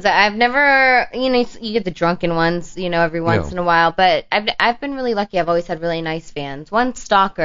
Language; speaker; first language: English; native; English